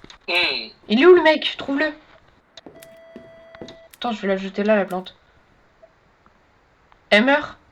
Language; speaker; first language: French; native; French